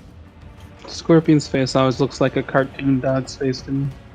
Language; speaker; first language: English; native; English